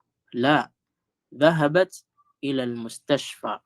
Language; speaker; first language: Arabic; non-native, fluent; Filipino